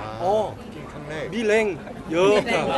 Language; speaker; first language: Thai; non-native, learner; Korean